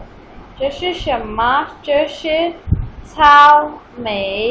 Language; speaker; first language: Chinese; non-native, fluent; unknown